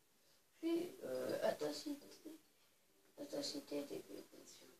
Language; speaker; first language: French; native; French